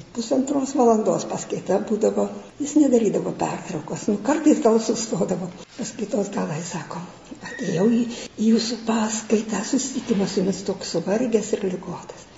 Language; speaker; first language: Lithuanian; native; Lithuanian